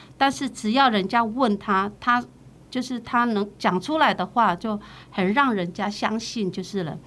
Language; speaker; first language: Chinese; non-native, local second language; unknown